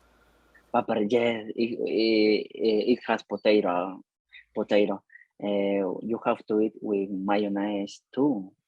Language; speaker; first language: English; non-native, learner; Spanish